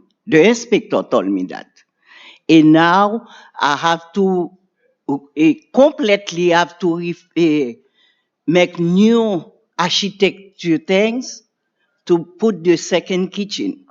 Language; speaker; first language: English; non-native, learner; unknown